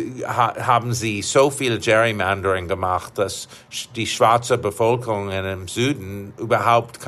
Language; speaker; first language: German; non-native, fluent; English